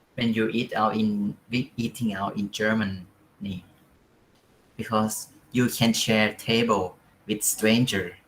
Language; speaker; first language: English; non-native, fluent; Thai